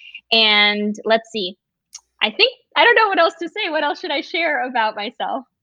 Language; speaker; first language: English; early bilingual, other home language; Spanish